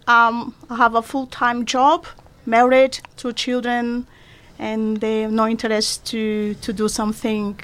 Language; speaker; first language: English; non-native, learner; Portuguese